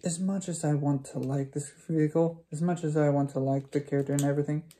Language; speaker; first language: English; native; English